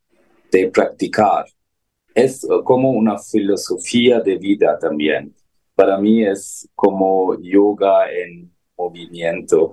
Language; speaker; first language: Spanish; non-native, learner; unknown